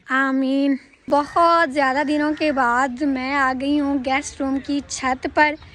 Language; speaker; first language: Urdu; non-native, local second language; Punjabi